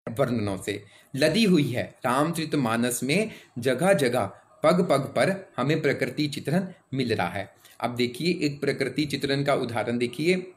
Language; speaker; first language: Hindi; native; Hindi